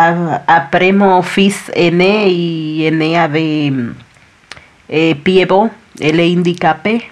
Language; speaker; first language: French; non-native, learner; Spanish